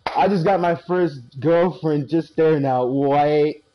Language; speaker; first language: English; native; English